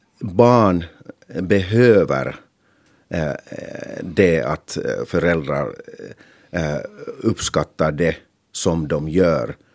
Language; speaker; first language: Swedish; non-native, local second language; Finnish